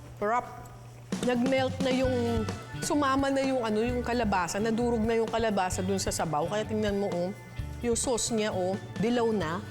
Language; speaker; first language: Filipino; native; Filipino